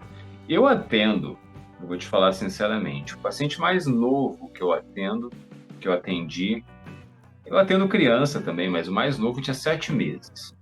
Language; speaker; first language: Portuguese; native; Portuguese